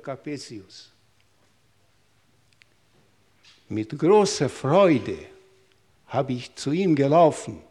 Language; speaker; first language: German; non-native, fluent; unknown